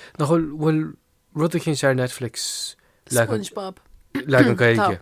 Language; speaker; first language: Irish; non-native, local second language; English